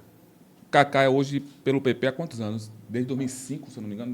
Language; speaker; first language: Portuguese; native; Portuguese